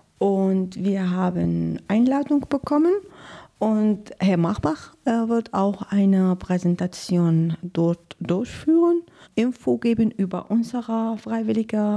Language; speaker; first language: German; non-native, learner; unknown